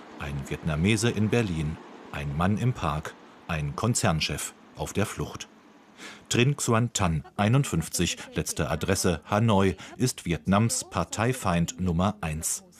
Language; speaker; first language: German; native; German